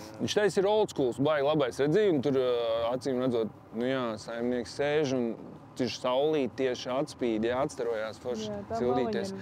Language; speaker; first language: Latvian; native; Latvian